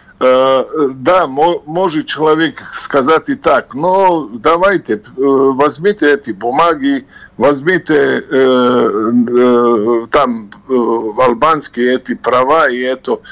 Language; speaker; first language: Russian; non-native, fluent; Serbian